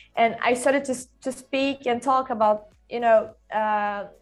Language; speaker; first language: English; non-native, fluent; Swedish